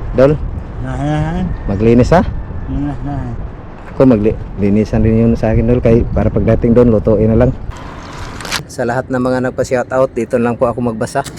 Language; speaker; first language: Filipino; non-native, local second language; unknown